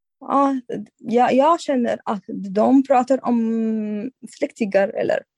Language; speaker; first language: Swedish; non-native, fluent; Arabic